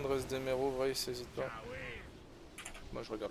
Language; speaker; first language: French; native; French